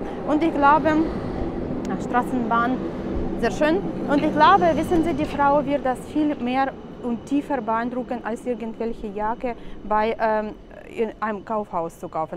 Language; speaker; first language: German; non-native, fluent; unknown